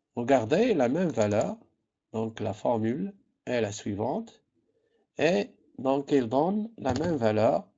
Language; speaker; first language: French; non-native, local second language; Arabic